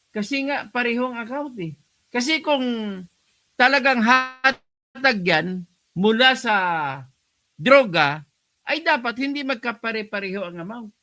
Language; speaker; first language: Filipino; non-native, local second language; Hiligaynon